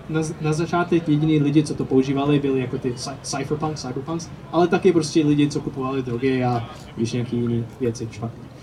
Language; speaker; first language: Czech; early bilingual, heritage; Czech